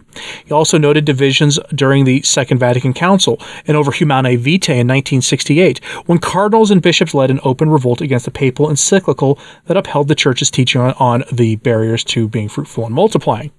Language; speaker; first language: English; native; English